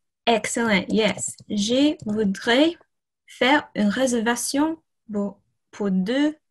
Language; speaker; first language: French; non-native, fluent; English